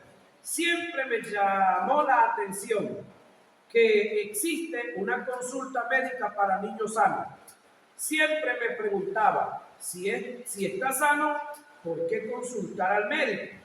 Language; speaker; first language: Spanish; native; Spanish